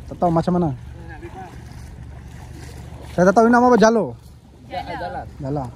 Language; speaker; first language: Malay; non-native, learner; Bangla